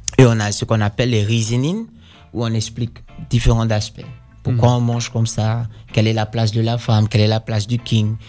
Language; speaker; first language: French; non-native, fluent; Dutch